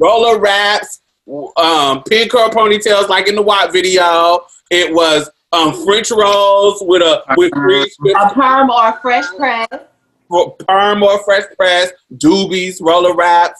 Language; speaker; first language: English; native; English